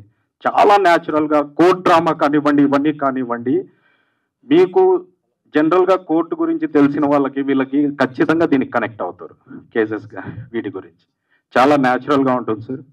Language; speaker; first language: Telugu; native; Telugu